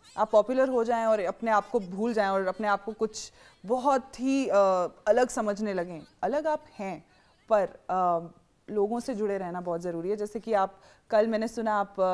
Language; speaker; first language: Hindi; native; Hindi